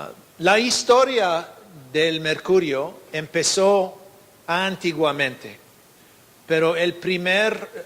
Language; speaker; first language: Spanish; non-native, fluent; English